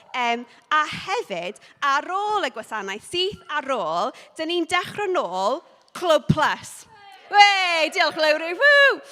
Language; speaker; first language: Welsh; non-native, local second language; English